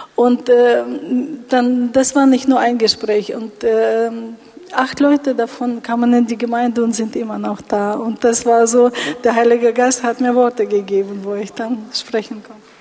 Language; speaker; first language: German; non-native, fluent; Russian